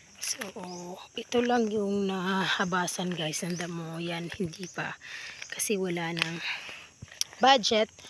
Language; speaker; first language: Filipino; non-native, local second language; Cebuano